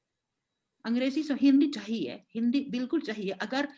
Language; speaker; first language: Hindi; non-native, fluent; Finnish